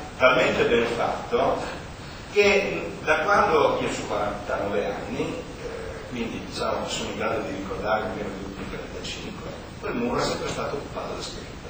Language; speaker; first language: Italian; native; Italian